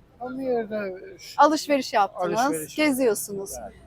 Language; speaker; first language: Turkish; non-native, learner; Persian